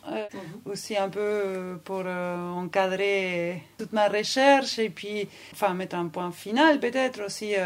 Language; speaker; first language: French; non-native, fluent; Spanish